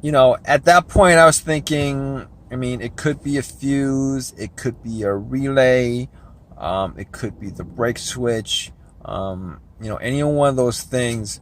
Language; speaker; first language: English; native; English